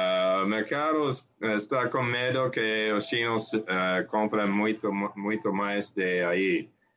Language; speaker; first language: Portuguese; non-native, learner; English